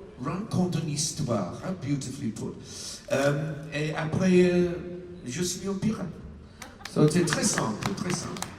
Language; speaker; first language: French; non-native, learner; English